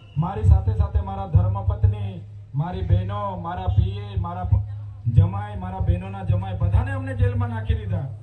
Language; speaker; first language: Gujarati; non-native, local second language; Vasavi